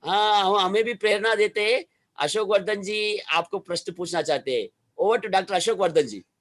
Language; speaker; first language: Hindi; non-native, local second language; Telugu